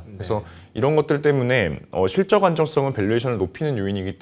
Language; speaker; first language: Korean; native; Korean